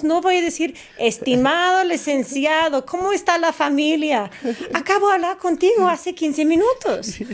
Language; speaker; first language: Spanish; non-native, fluent; English